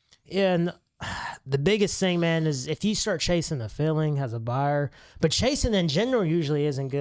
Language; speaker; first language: English; native; English